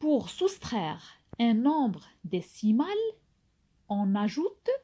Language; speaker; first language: French; non-native, local second language; Arabic